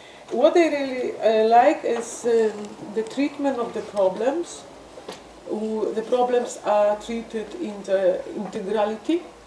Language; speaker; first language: English; non-native, fluent; French